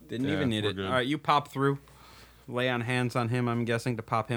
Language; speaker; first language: English; native; English